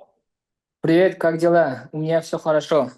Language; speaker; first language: Russian; non-native, learner; Uzbek